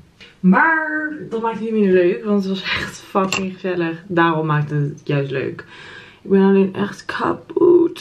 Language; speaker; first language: Dutch; native; Dutch